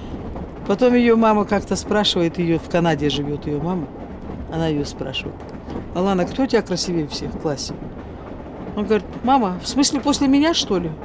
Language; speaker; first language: Russian; native; Russian